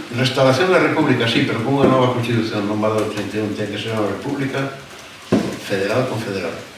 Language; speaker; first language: Galician; native; Galician